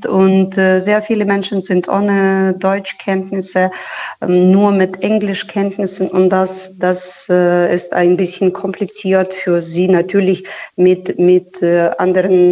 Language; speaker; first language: German; non-native, fluent; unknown